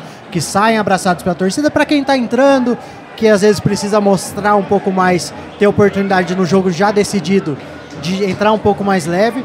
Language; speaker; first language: Portuguese; native; Portuguese